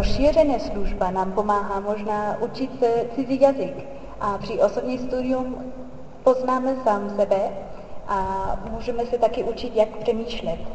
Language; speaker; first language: Czech; non-native, fluent; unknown